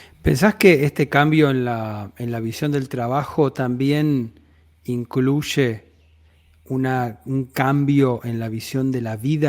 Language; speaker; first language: Spanish; native; Spanish